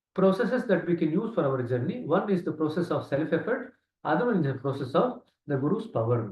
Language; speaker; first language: English; non-native, local second language; Kannada